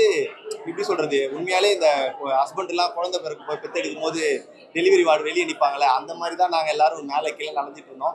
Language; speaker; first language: Tamil; native; Tamil